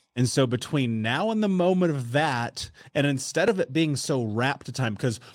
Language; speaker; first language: English; native; English